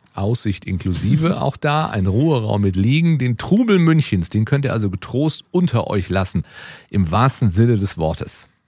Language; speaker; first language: German; native; German